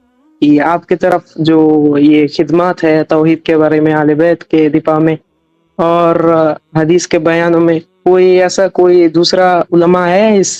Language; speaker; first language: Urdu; non-native, learner; Bangla